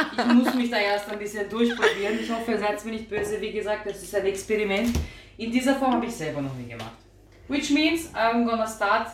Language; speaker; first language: German; early bilingual, other home language; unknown